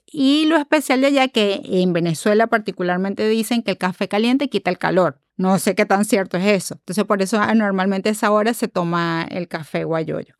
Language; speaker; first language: Spanish; native; Spanish